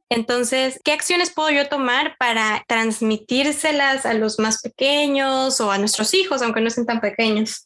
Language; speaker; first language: Spanish; native; Spanish